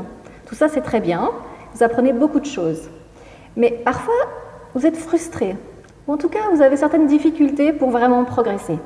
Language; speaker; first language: French; native; French